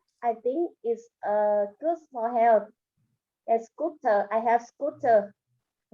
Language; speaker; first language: English; non-native, learner; Vietnamese